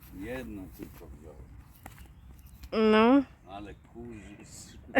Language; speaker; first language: Polish; non-native, learner; Ukrainian